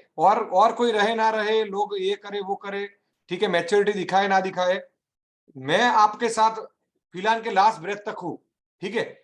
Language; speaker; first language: Hindi; native; Hindi